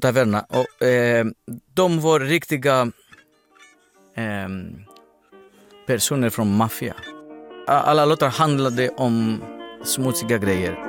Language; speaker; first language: Swedish; non-native, fluent; Greek